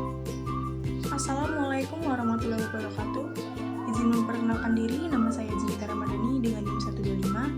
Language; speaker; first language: Indonesian; native; Indonesian